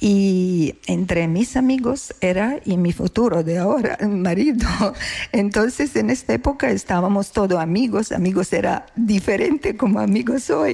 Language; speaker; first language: Spanish; non-native, learner; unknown